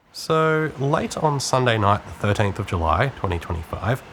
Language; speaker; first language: English; native; English